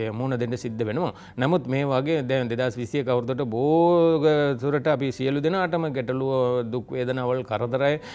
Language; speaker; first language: Sinhala; non-native, local second language; Tamil